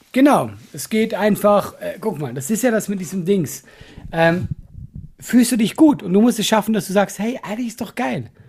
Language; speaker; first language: German; non-native, fluent; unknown